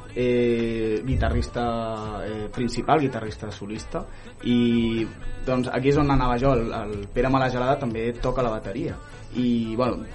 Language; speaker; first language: Catalan; native; Catalan